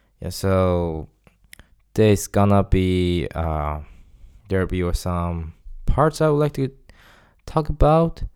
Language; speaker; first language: English; non-native, fluent; Chinese